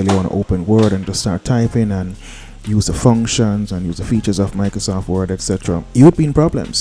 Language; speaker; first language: English; native; English